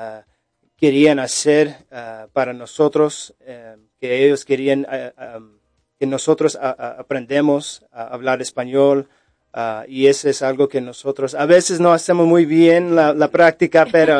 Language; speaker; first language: Spanish; early bilingual, heritage; Spanish